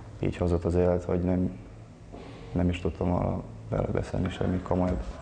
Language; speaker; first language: Hungarian; non-native, local second language; Serbian